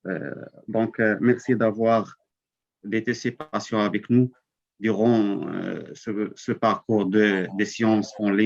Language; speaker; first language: French; non-native, local second language; Arabic